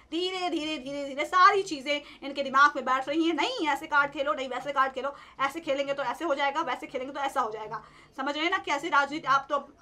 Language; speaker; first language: Hindi; native; Hindi